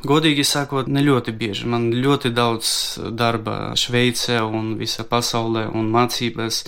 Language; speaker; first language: Latvian; non-native, local second language; Russian